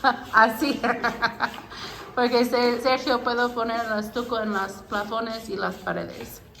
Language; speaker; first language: Spanish; non-native, learner; English